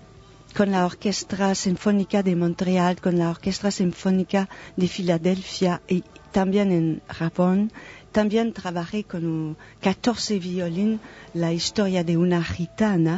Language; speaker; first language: Spanish; non-native, fluent; French